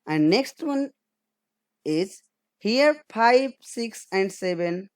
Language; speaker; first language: English; non-native, local second language; Nepali